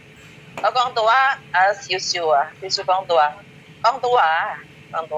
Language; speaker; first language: Cantonese; non-native, learner; Indonesian